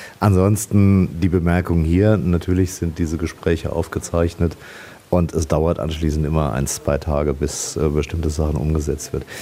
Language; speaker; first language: German; native; German